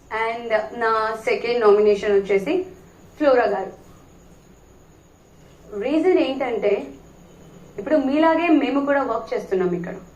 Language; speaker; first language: Telugu; native; Telugu